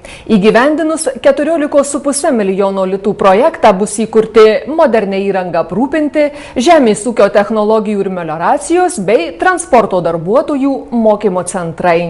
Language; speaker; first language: Lithuanian; native; Lithuanian